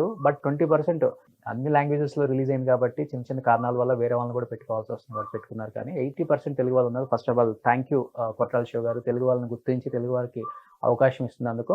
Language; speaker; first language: Telugu; native; Telugu